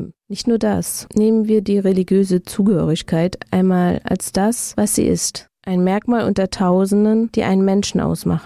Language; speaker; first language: German; native; German